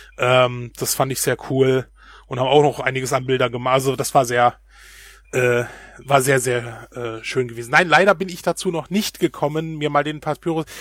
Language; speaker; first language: German; native; German